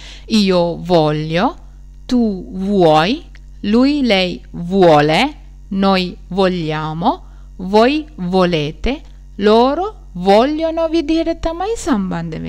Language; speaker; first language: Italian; non-native, fluent; Sinhala